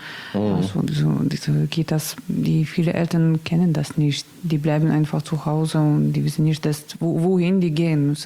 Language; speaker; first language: German; non-native, learner; Russian